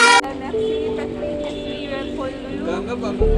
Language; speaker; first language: French; non-native, learner; Indonesian